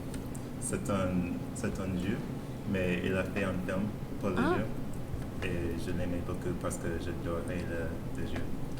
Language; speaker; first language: French; non-native, learner; English